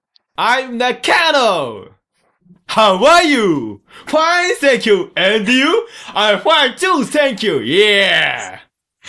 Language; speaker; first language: English; non-native, learner; Japanese